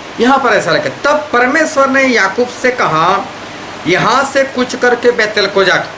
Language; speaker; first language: Hindi; non-native, local second language; Gujarati